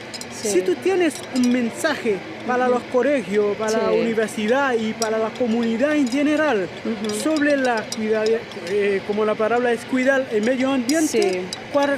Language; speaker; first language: Spanish; non-native, learner; Haitian Creole